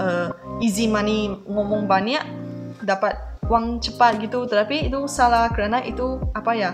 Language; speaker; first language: Indonesian; non-native, fluent; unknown